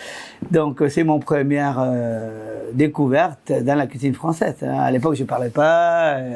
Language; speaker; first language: French; non-native, fluent; Spanish